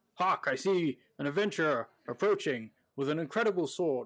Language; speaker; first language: English; native; English